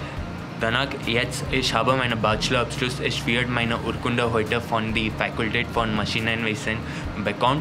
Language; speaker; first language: German; non-native, learner; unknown